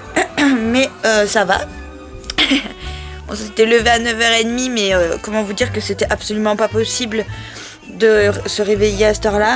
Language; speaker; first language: French; native; French